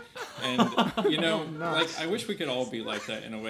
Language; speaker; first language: English; native; English